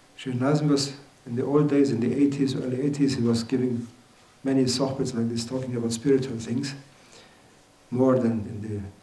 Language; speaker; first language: English; non-native, fluent; German